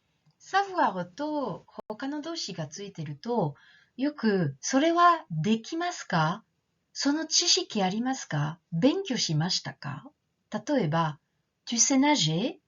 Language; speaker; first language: Japanese; non-native, fluent; French